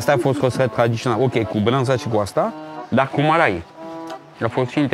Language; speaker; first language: Romanian; non-native, learner; French